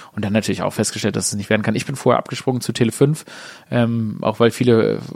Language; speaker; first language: German; native; German